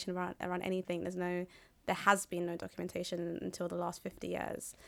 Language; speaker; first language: English; early bilingual, other home language; Somali